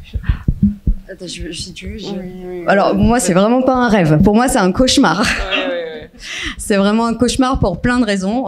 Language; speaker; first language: French; native; French